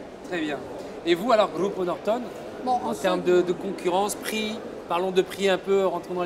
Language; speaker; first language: French; native; French